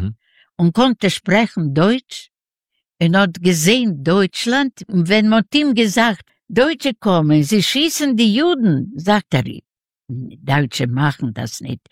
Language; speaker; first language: German; non-native, fluent; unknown